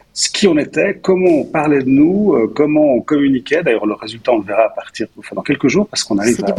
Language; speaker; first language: French; native; French